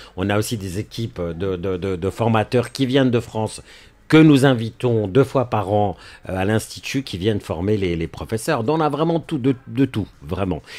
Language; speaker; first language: French; native; French